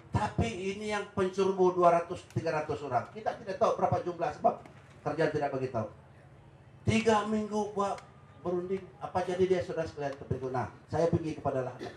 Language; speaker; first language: Malay; non-native, local second language; Central Dusun